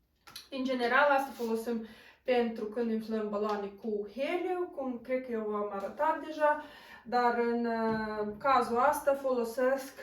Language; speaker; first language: Romanian; non-native, local second language; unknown